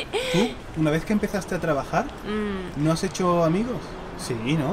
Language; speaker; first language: Spanish; native; Spanish